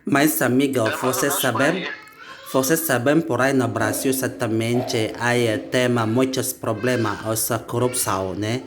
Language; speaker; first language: Portuguese; non-native, learner; Indonesian